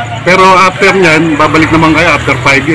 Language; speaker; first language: Filipino; native; Filipino